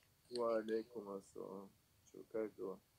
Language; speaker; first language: Russian; non-native, local second language; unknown